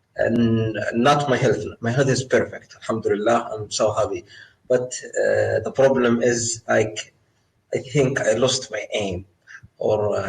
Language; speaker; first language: English; non-native, learner; Arabic